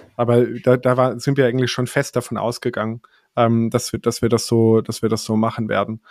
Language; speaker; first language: German; native; German